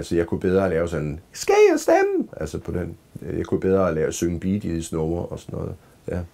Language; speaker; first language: Danish; native; Danish